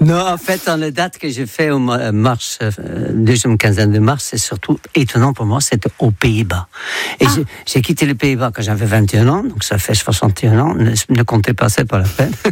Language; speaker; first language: French; non-native, fluent; Dutch